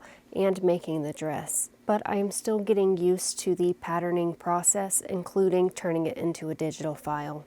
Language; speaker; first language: English; native; English